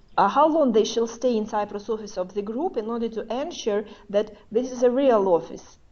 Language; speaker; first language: English; non-native, fluent; Russian